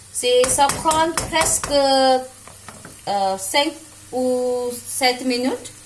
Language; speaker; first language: French; non-native, learner; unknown